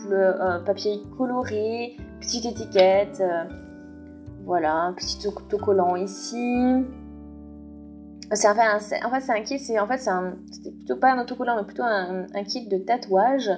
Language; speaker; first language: French; native; French